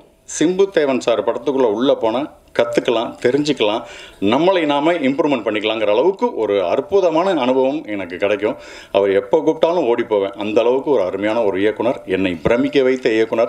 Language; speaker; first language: Tamil; native; Tamil